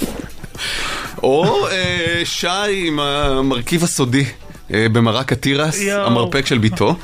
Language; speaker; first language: Hebrew; native; Hebrew